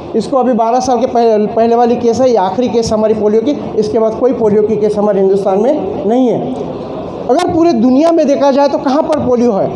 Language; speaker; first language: Hindi; non-native, local second language; Marathi